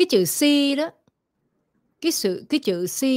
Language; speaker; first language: Vietnamese; early bilingual, other home language; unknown